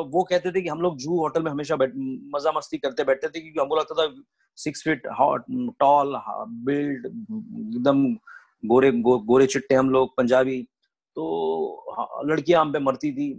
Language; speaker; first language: Hindi; non-native, local second language; Marathi